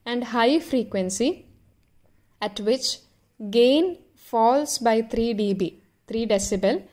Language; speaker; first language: English; non-native, local second language; Malayalam